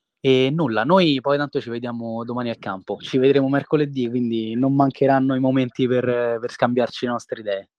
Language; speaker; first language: Italian; native; Italian